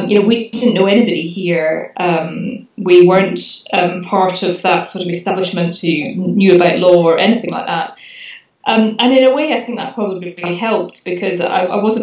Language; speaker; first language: English; native; English